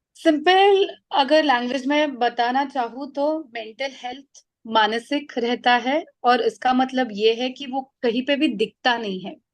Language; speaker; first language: Hindi; non-native, local second language; Marathi